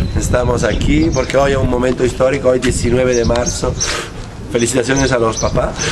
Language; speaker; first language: Spanish; non-native, fluent; Italian